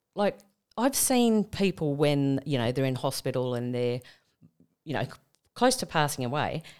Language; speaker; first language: English; native; English